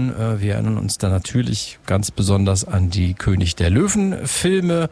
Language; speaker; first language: German; native; German